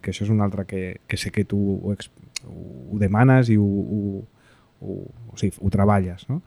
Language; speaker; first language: Catalan; native; Catalan